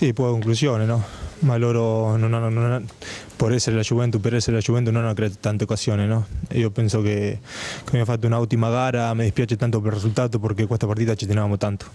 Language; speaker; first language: Italian; non-native, fluent; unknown